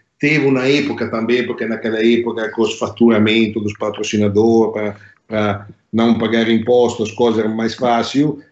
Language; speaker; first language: Portuguese; non-native, fluent; Italian